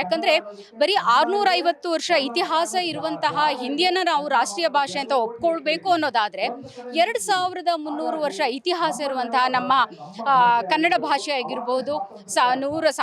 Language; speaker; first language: Kannada; native; Kannada